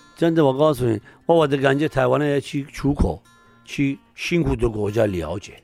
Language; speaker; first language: Chinese; non-native, learner; Persian